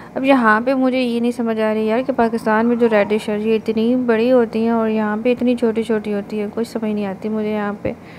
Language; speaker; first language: Urdu; native; Urdu